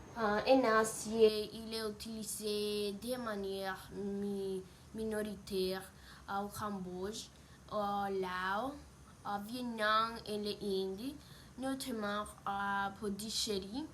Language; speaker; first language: French; non-native, learner; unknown